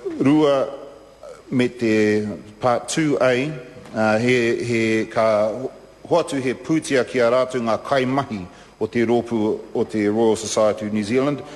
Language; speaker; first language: Māori; non-native, local second language; English